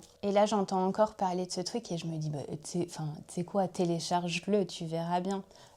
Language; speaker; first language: French; native; French